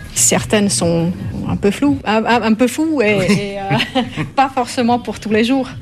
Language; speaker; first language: French; non-native, fluent; Finnish